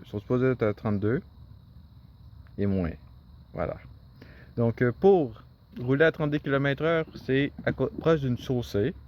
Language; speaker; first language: French; native; French